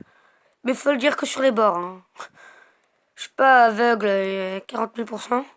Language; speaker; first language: French; native; French